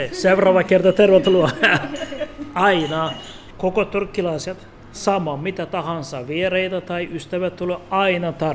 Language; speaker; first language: Finnish; non-native, learner; Turkish